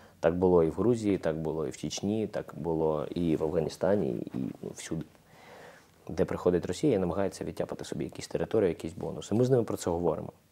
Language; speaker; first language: Ukrainian; non-native, local second language; Russian